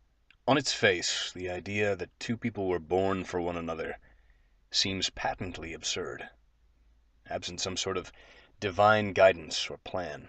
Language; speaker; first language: English; native; English